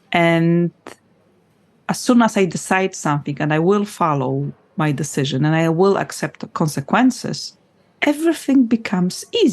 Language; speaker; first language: English; non-native, fluent; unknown